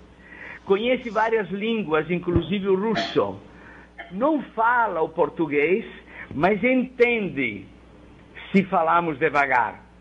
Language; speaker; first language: Portuguese; non-native, fluent; Italian